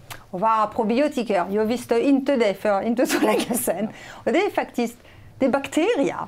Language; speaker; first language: Swedish; non-native, fluent; French